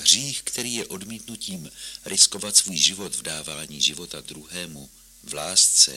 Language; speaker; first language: Czech; native; Czech